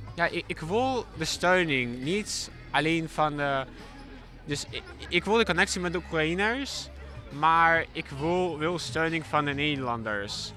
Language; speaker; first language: Dutch; non-native, learner; Ukrainian